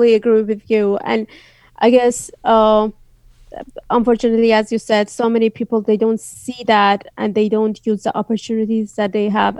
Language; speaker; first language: English; non-native, fluent; Azerbaijani